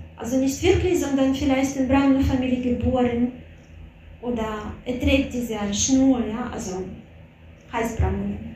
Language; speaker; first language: German; non-native, fluent; Russian